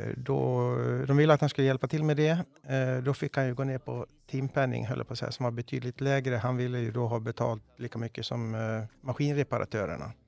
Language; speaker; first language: Swedish; native; Swedish